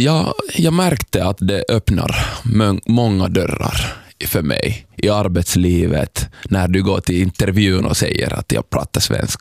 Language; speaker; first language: Swedish; non-native, local second language; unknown